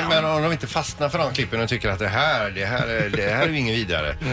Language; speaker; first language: Swedish; native; Swedish